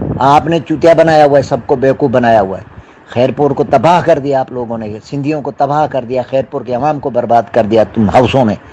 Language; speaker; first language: Urdu; non-native, local second language; Sindhi